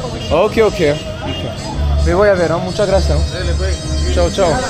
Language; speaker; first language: Spanish; non-native, learner; French